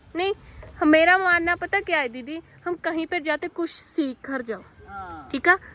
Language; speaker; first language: Hindi; non-native, local second language; Punjabi